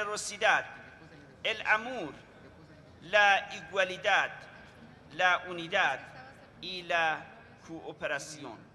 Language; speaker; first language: Spanish; non-native, fluent; Persian